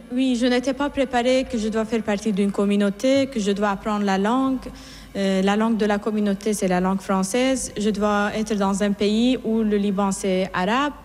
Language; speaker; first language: French; non-native, fluent; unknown